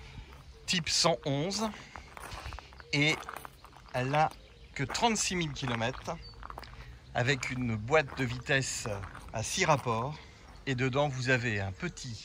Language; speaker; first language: French; native; French